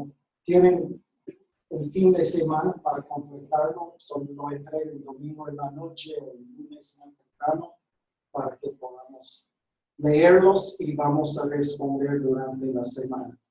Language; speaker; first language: Spanish; non-native, fluent; English